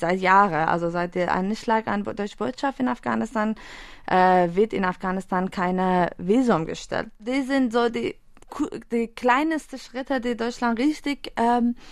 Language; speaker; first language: German; non-native, fluent; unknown